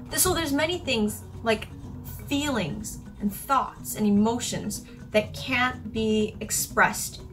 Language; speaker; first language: English; early bilingual, other home language; Japanese